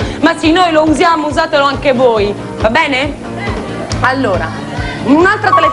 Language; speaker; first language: Italian; native; Italian